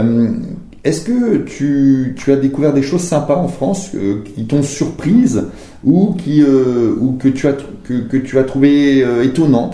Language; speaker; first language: French; native; French